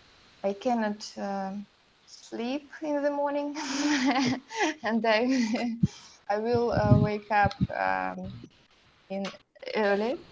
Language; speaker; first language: English; non-native, learner; Russian